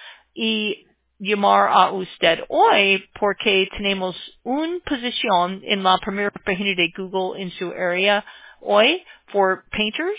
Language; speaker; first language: Spanish; non-native, learner; English